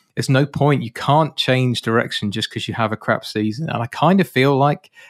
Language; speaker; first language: English; native; English